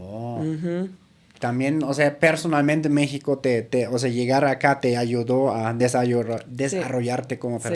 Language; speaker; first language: Spanish; native; Spanish